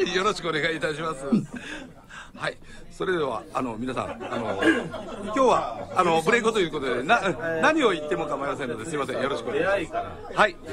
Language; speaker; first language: Japanese; native; Japanese